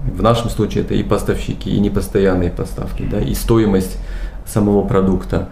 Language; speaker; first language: Russian; non-native, local second language; Tajik